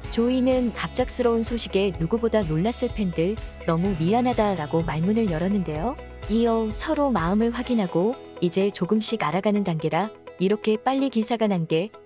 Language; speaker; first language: Korean; native; Korean